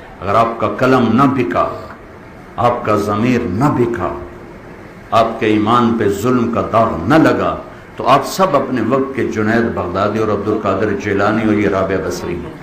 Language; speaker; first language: Urdu; non-native, local second language; Punjabi